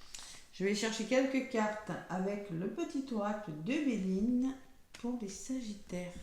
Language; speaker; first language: French; native; French